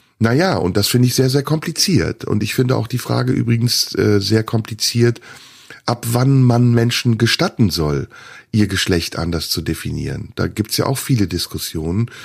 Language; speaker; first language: German; early bilingual, other home language; Turkish